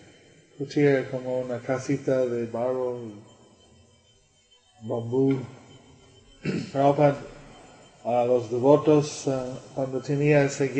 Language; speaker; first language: Spanish; non-native, learner; English